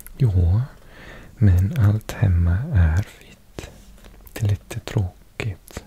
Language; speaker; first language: Swedish; non-native, learner; English